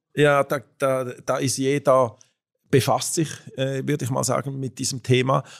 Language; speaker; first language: German; native; German